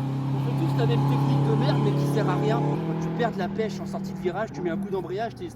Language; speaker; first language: French; native; French